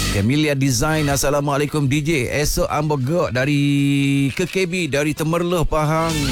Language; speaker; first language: Malay; native; Malay